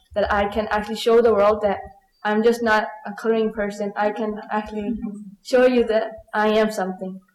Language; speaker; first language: English; early bilingual, other home language; Punjabi